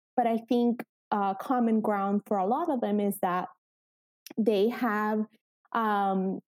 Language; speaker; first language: English; early bilingual, other home language; Spanish